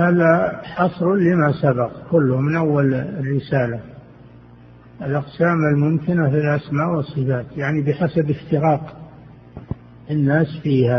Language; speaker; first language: Arabic; native; Arabic